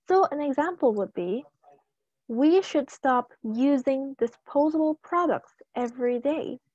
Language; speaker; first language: English; non-native, local second language; Chinese